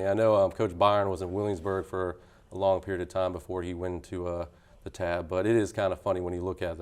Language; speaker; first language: English; native; English